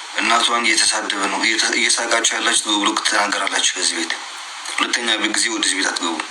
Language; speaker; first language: Amharic; non-native, local second language; Tigrinya